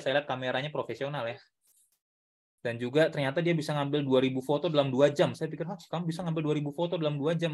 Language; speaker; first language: Indonesian; native; Indonesian